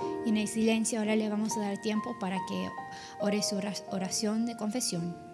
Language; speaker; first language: Spanish; non-native, fluent; English